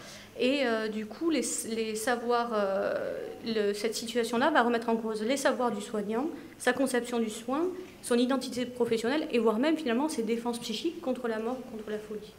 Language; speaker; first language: French; native; French